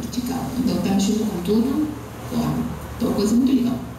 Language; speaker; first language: Portuguese; non-native, learner; Arabic